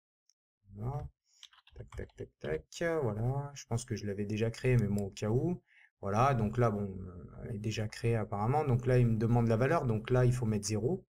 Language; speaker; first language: French; native; French